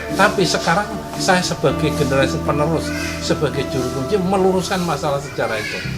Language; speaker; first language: Indonesian; non-native, local second language; Javanese